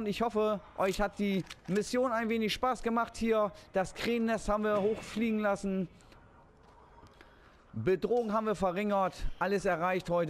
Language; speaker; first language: German; native; German